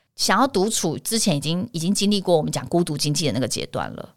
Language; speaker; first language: Chinese; native; Chinese